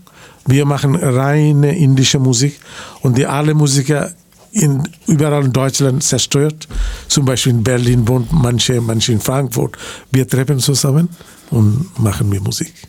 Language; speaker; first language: German; non-native, fluent; Bangla